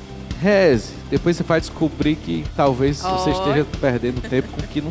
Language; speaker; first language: Portuguese; native; Portuguese